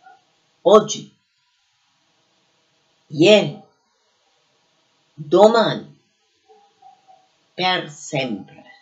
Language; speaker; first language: Italian; non-native, fluent; English